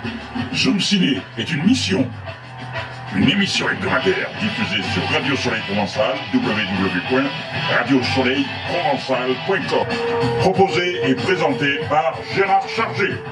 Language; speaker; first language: French; native; French